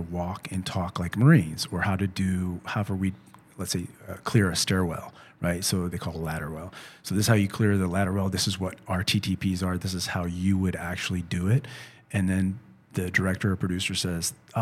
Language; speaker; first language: English; native; English